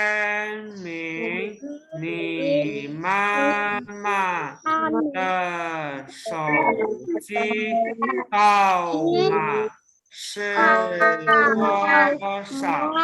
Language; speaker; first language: Chinese; non-native, fluent; Indonesian